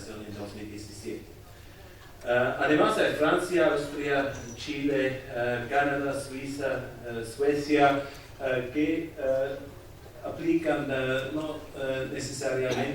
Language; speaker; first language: Spanish; non-native, fluent; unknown